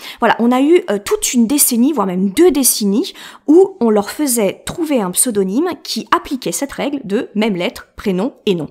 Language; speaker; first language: French; native; French